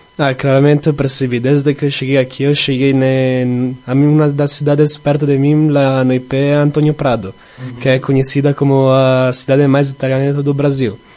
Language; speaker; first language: Portuguese; non-native, learner; Italian